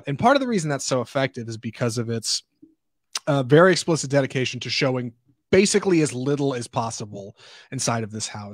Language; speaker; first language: English; native; English